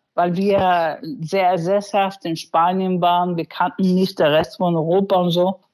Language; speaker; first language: German; early bilingual, other home language; Spanish